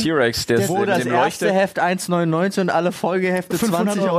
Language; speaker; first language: German; native; German